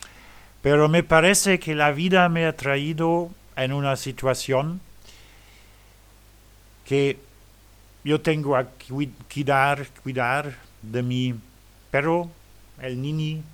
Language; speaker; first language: Spanish; non-native, fluent; Luxembourgish